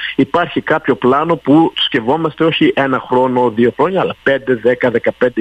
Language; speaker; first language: Greek; early bilingual, heritage; Greek